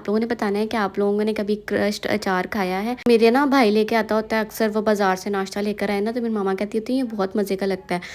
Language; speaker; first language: Urdu; non-native, local second language; Punjabi